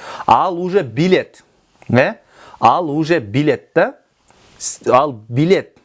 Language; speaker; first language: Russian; non-native, local second language; Kyrgyz